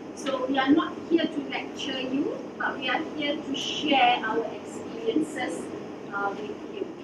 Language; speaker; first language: English; non-native, local second language; Malay